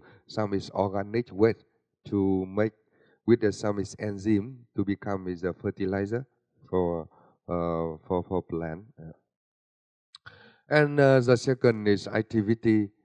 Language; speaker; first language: English; non-native, learner; Vietnamese